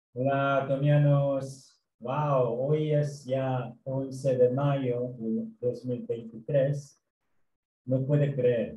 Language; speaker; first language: Spanish; non-native, learner; Korean